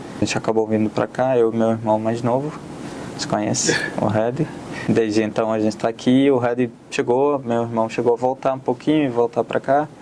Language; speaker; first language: Portuguese; non-native, fluent; Arabic